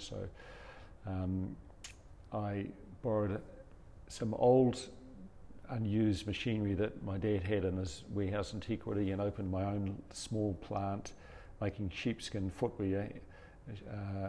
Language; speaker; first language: English; native; English